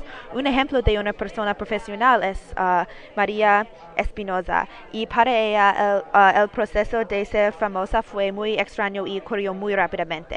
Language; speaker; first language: Spanish; non-native, learner; English